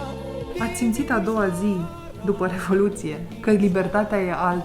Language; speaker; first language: Romanian; native; Romanian